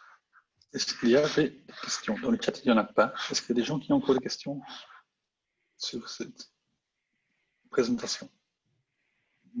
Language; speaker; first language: French; non-native, local second language; Dutch